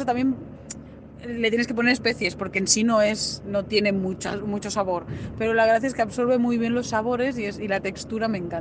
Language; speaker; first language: Spanish; native; Spanish